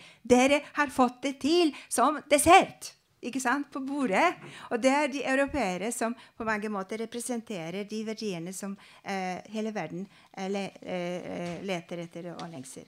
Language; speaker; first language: Norwegian; non-native, fluent; Polish